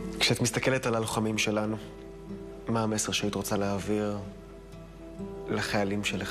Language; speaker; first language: Hebrew; native; Hebrew